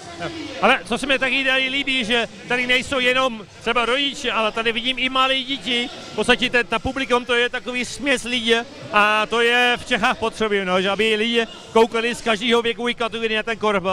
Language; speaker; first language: Czech; early bilingual, heritage; Czech